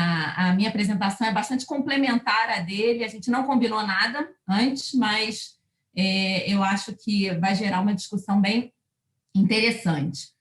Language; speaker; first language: Portuguese; native; Portuguese